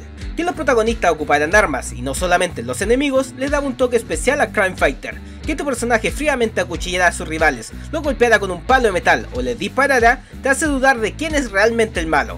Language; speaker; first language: Spanish; native; Spanish